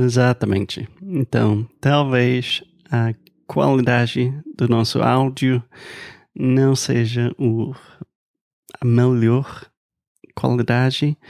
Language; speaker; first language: Portuguese; non-native, fluent; English